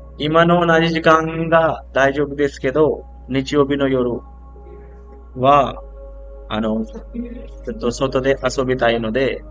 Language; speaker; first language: Japanese; non-native, fluent; Hindi